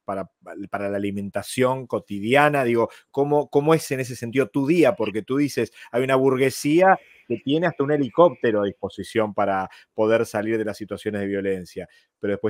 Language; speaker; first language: Spanish; native; Spanish